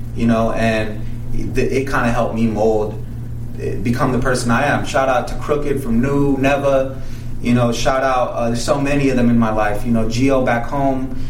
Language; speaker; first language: English; early bilingual, other home language; Spanish